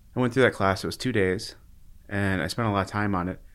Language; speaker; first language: English; native; English